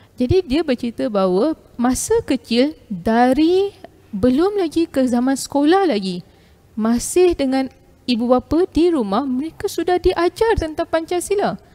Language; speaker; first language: Malay; non-native, local second language; Tamil